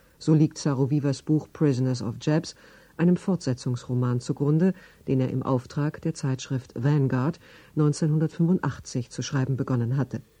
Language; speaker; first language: German; native; German